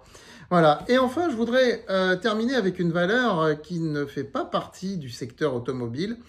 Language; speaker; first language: French; native; French